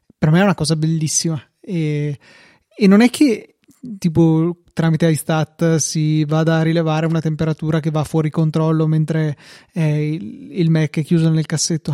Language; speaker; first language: Italian; native; Italian